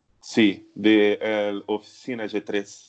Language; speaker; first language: Spanish; non-native, learner; Portuguese